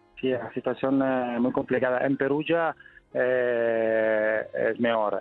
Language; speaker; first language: Spanish; non-native, learner; Italian